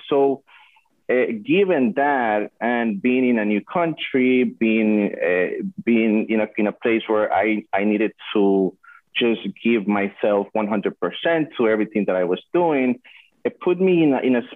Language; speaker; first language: English; non-native, fluent; Spanish